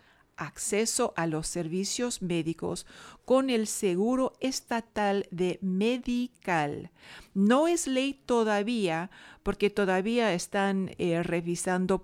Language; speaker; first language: Spanish; non-native, fluent; English